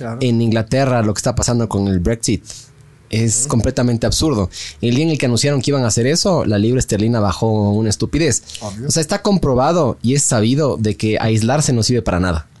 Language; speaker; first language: Spanish; native; Spanish